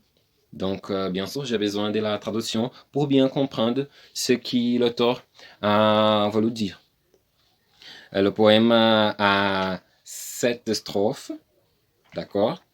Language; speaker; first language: French; non-native, learner; Portuguese